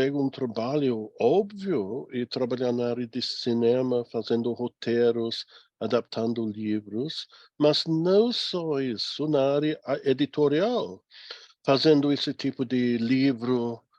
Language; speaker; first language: Portuguese; non-native, fluent; English